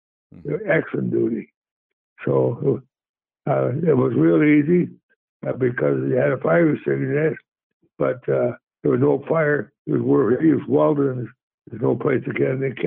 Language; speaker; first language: English; native; English